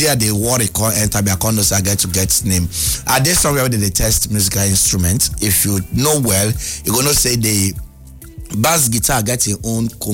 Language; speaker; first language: English; non-native, local second language; Igbo